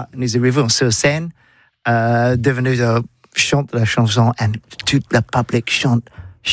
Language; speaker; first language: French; non-native, learner; English